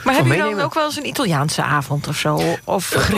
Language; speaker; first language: Dutch; native; Dutch